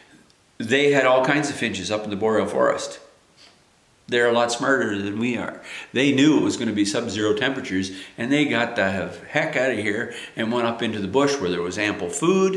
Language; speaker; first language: English; native; English